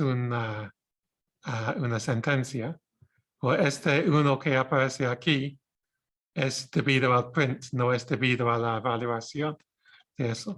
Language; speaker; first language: Spanish; non-native, fluent; English